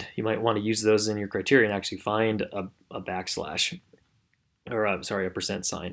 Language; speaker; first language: English; native; English